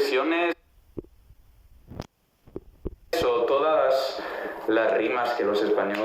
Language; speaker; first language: Spanish; non-native, fluent; Italian